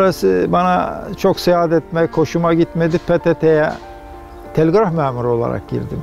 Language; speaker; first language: Turkish; native; Turkish